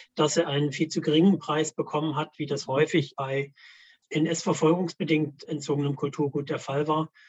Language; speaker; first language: German; native; German